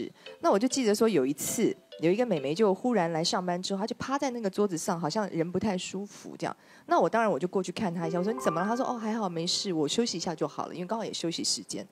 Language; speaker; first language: Chinese; native; Chinese